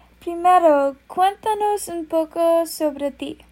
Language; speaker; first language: Spanish; non-native, learner; English